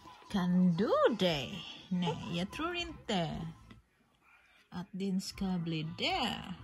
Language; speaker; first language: Swedish; non-native, learner; Filipino